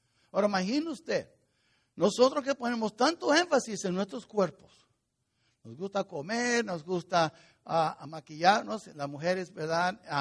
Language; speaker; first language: Spanish; non-native, fluent; English